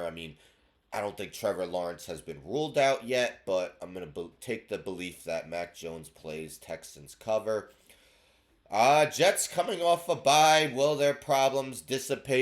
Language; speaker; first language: English; native; English